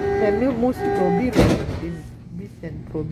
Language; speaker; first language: German; non-native, learner; Lingala